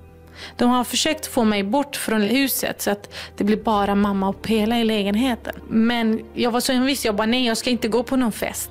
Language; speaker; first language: Swedish; non-native, fluent; Kurdish